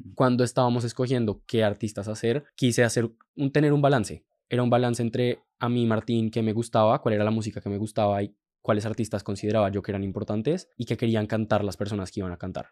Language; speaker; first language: Spanish; native; Spanish